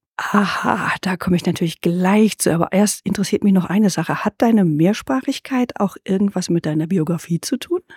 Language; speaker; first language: German; native; German